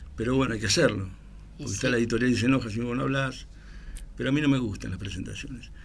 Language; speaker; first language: Spanish; native; Spanish